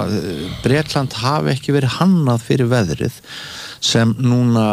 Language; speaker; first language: Icelandic; native; Icelandic